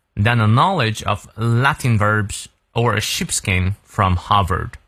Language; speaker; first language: English; non-native, fluent; Chinese